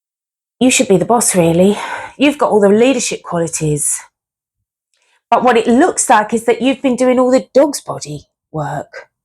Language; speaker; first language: English; native; English